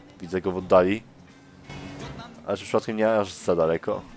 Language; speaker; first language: Polish; native; Polish